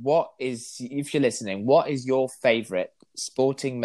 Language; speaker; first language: English; native; English